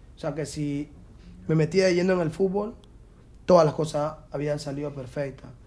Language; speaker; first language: Spanish; native; Spanish